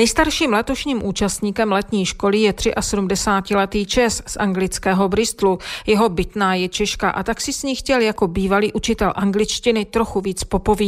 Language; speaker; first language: Czech; native; Czech